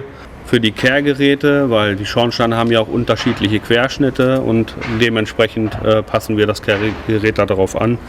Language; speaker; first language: German; native; German